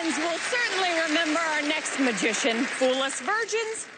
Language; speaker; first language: English; native; English